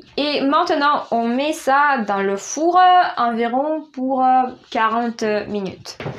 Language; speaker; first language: French; non-native, fluent; Russian